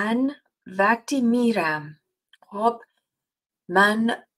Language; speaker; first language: Persian; non-native, fluent; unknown